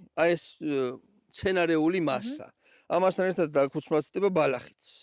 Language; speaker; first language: Georgian; native; Georgian